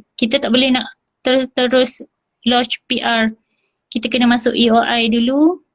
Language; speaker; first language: Malay; native; Malay